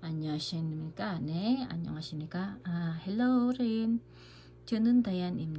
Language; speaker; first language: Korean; non-native, fluent; Filipino